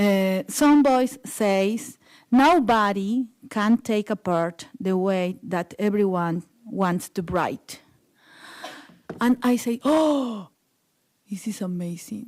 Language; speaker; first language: English; non-native, learner; Spanish